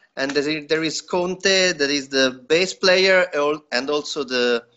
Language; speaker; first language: English; non-native, learner; Italian